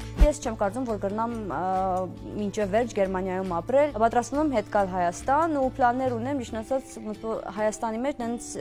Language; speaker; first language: Armenian; early bilingual, heritage; Armenian